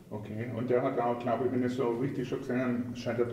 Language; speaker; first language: German; native; German